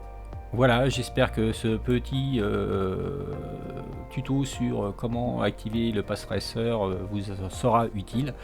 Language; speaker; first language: French; native; French